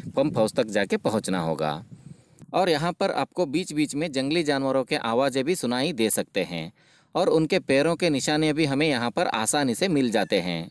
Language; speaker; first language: Hindi; non-native, local second language; Kannada